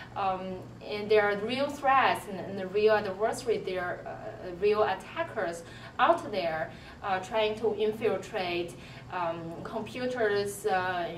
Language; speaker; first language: English; non-native, fluent; Chinese